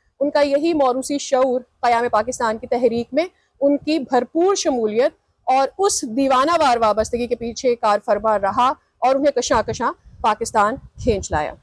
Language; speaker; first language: Urdu; native; Urdu